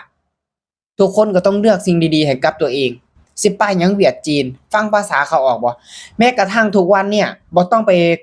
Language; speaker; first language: Thai; non-native, local second language; Northeastern Thai